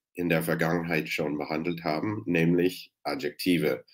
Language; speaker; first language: German; non-native, fluent; English